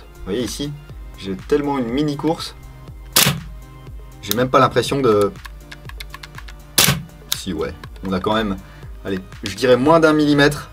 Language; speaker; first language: French; native; French